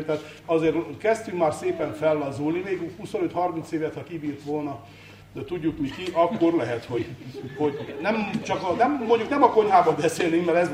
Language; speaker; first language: Hungarian; native; Hungarian